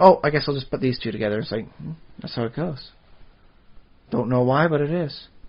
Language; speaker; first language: English; native; English